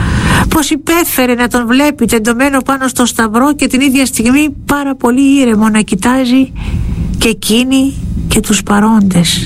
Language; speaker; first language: Greek; native; Greek